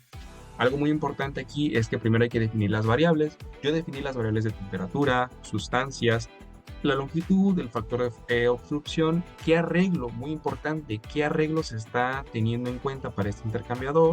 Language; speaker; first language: Spanish; native; Spanish